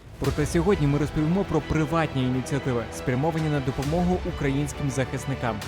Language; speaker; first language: Ukrainian; native; Ukrainian